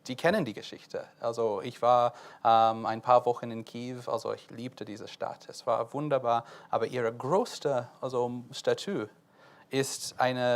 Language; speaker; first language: German; non-native, fluent; English